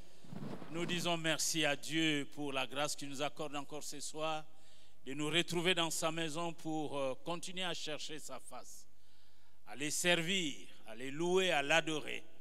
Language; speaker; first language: French; non-native, local second language; Lingala